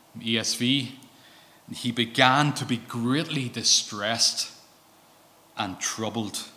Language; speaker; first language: German; non-native, fluent; English